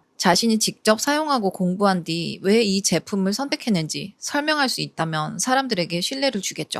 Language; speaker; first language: Korean; native; Korean